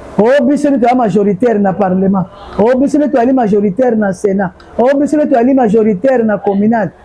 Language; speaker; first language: Lingala; native; Lingala